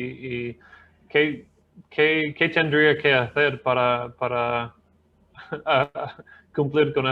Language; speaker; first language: Spanish; non-native, fluent; English